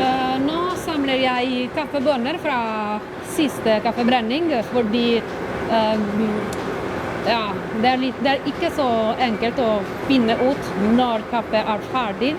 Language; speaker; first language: Norwegian; non-native, fluent; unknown